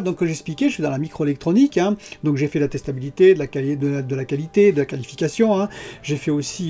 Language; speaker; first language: French; native; French